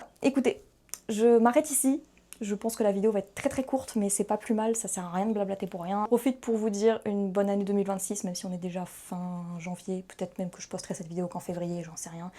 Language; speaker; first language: French; native; French